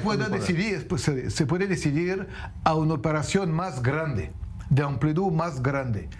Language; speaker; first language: Spanish; non-native, fluent; French